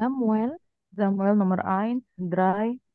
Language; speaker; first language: German; non-native, learner; Indonesian